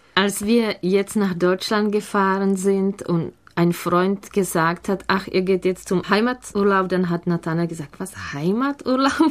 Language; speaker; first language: German; non-native, fluent; Czech